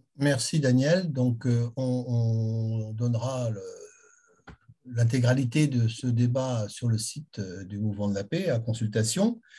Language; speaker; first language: French; native; French